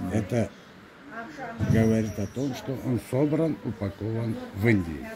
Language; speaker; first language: Russian; non-native, local second language; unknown